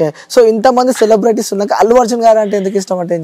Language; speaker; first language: Telugu; native; Telugu